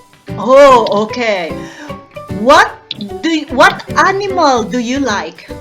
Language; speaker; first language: English; non-native, learner; Thai